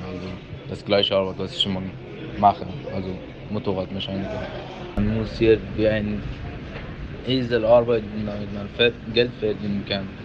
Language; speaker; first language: German; non-native, learner; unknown